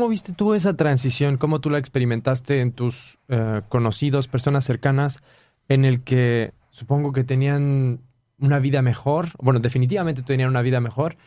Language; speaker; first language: Spanish; native; Spanish